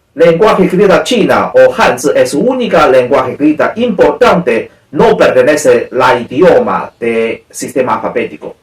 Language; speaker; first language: Spanish; non-native, learner; Chinese